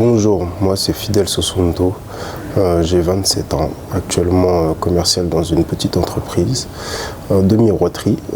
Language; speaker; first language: French; early bilingual, other home language; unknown